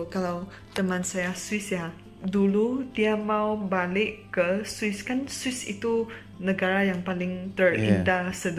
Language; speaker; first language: Indonesian; non-native, fluent; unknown